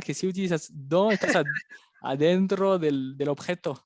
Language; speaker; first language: Spanish; non-native, fluent; French